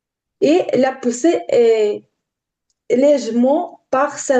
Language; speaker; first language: French; non-native, learner; Ukrainian